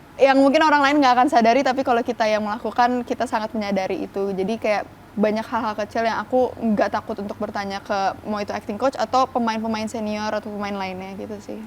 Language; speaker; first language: Indonesian; early bilingual, other home language; English